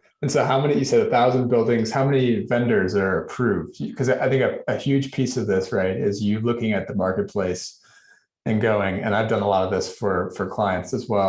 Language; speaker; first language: English; native; English